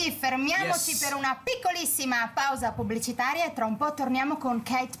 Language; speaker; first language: Italian; native; Italian